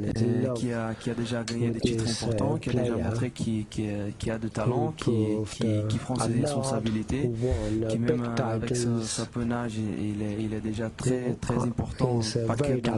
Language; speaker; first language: French; non-native, fluent; Portuguese